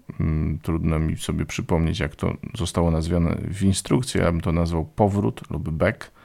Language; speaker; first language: Polish; native; Polish